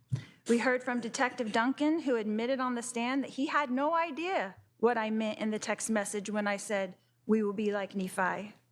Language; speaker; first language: English; native; English